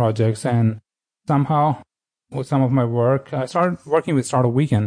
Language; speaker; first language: English; non-native, local second language; Urdu